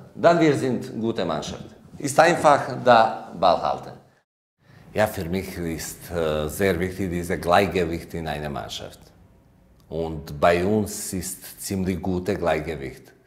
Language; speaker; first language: German; non-native, learner; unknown